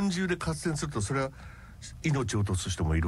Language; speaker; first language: Japanese; native; Japanese